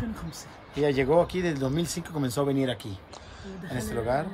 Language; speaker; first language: Spanish; non-native, fluent; Arabic